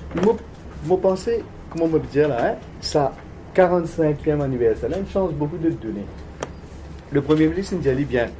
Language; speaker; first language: French; non-native, local second language; Morisyen